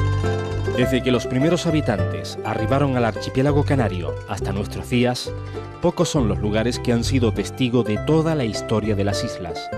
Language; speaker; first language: Spanish; native; Spanish